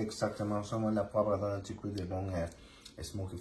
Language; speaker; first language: French; non-native, learner; Spanish